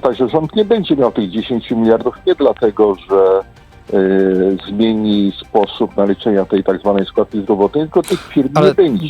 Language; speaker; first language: Polish; native; Polish